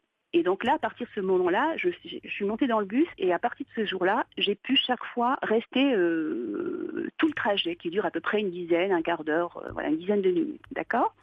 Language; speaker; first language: French; native; French